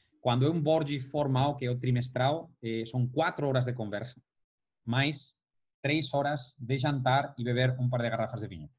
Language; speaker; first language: Portuguese; non-native, fluent; Spanish